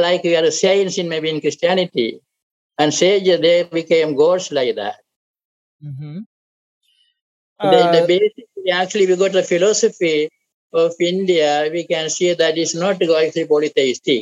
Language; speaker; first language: English; non-native, local second language; Malayalam